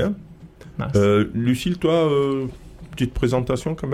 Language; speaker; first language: French; native; French